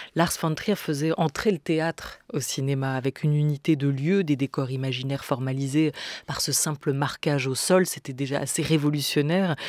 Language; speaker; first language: French; native; French